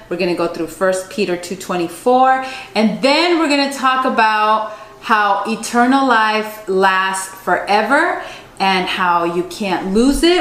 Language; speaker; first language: English; native; English